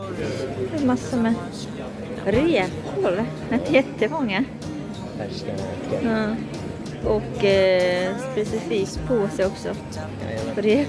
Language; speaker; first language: Swedish; non-native, learner; Japanese